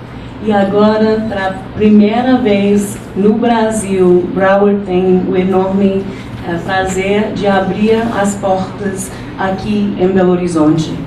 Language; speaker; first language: Portuguese; non-native, fluent; English